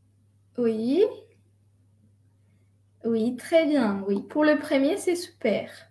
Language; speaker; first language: French; non-native, fluent; Spanish